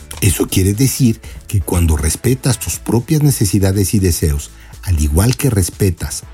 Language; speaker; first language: Spanish; native; Spanish